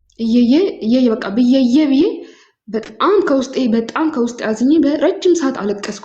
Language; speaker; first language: Amharic; native; Amharic